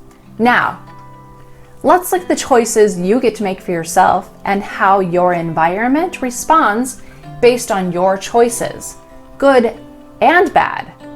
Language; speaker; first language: English; native; English